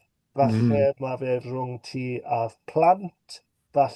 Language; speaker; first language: Welsh; native; Welsh